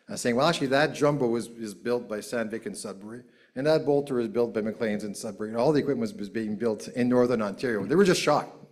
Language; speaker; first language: English; native; English